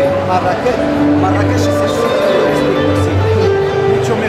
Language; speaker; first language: Spanish; non-native, learner; Arabic